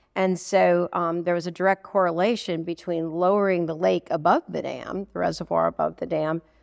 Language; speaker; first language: English; native; English